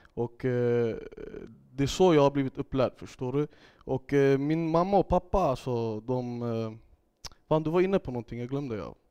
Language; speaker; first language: Swedish; early bilingual, other home language; Kurdish